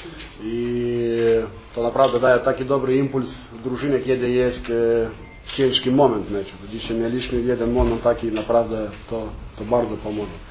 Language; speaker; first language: Polish; non-native, fluent; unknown